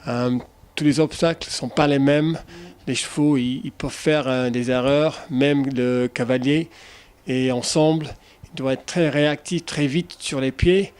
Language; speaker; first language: French; non-native, fluent; English